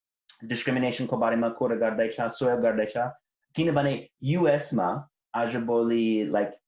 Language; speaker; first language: Nepali; non-native, fluent; English